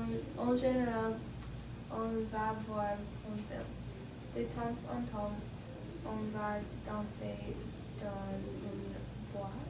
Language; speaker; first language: French; non-native, learner; English